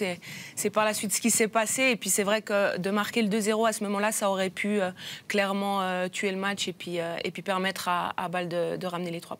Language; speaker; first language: French; native; French